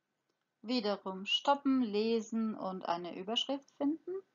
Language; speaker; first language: German; non-native, fluent; Croatian